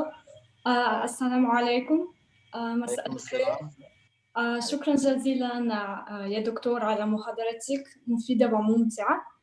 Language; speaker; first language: Arabic; non-native, learner; Russian